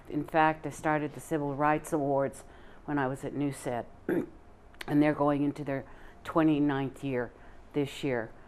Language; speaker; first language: English; native; English